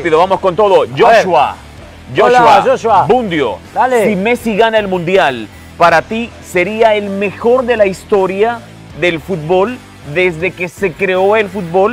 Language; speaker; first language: Spanish; native; Spanish